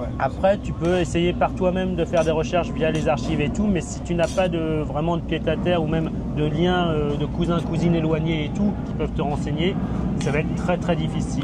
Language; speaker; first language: French; early bilingual, other home language; Thai